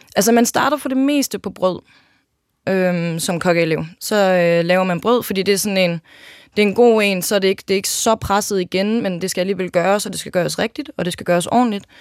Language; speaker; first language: Danish; native; Danish